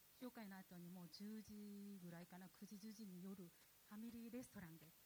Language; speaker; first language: Japanese; non-native, fluent; Korean